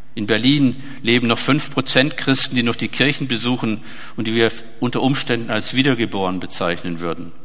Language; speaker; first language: German; native; German